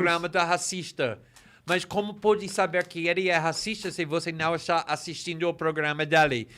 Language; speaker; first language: Portuguese; non-native, fluent; English